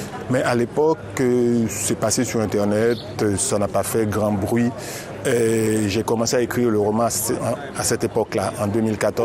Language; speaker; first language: French; non-native, local second language; Haitian Creole